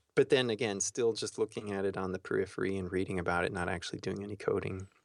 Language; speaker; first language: English; early bilingual, heritage; German